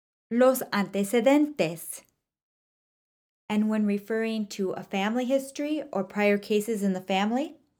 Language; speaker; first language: English; native; English